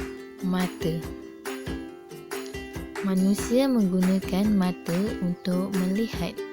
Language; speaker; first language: Malay; native; Malay